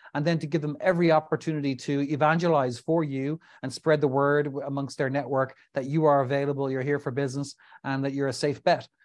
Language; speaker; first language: English; native; English